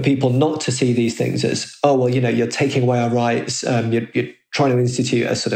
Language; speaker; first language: English; native; English